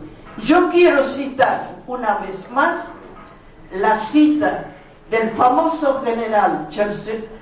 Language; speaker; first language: Spanish; non-native, fluent; Russian